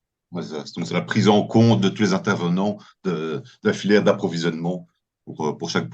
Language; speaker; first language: French; native; French